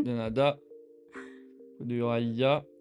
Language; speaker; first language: Spanish; non-native, learner; French